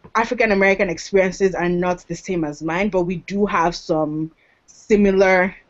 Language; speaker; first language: English; non-native, local second language; Yoruba